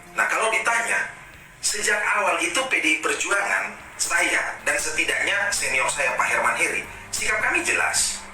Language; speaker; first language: Indonesian; native; Indonesian